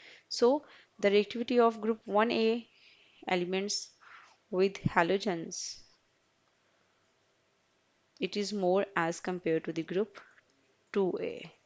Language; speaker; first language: English; non-native, local second language; Urdu